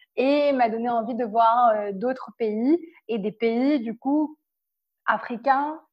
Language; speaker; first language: French; native; French